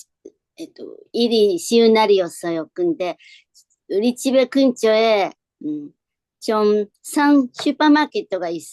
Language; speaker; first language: Korean; non-native, learner; Japanese